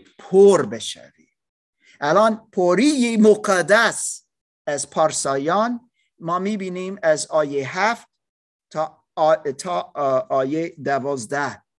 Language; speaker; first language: Persian; non-native, learner; English